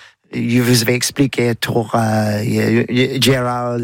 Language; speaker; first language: French; non-native, learner; English